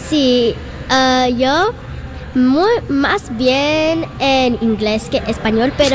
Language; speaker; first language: Spanish; non-native, learner; English